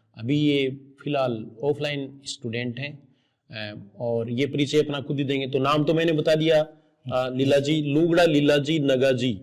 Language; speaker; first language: Hindi; native; Hindi